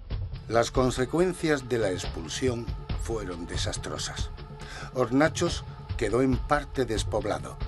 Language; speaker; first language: Spanish; native; Spanish